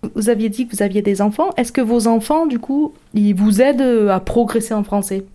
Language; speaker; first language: French; native; French